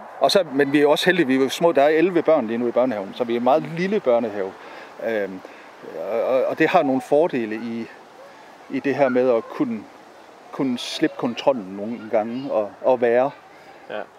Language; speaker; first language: Danish; native; Danish